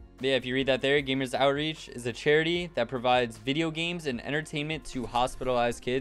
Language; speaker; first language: English; native; English